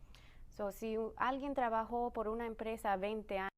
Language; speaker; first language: Spanish; early bilingual, other home language; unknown